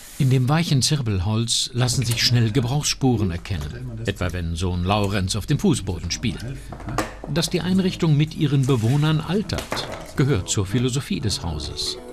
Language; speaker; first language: German; native; German